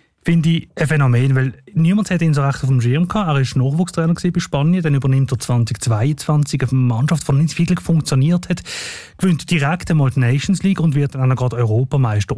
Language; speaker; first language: German; native; German